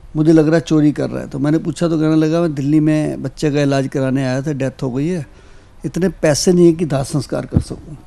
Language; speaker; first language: Hindi; native; Hindi